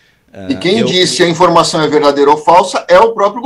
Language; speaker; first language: Portuguese; native; Portuguese